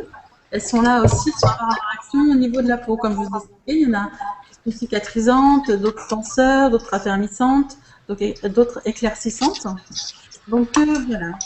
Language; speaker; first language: French; native; French